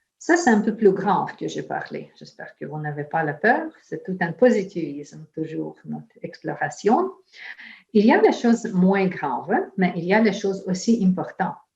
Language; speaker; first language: French; non-native, fluent; Ukrainian